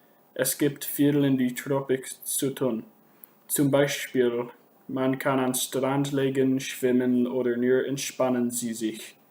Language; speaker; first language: German; non-native, learner; English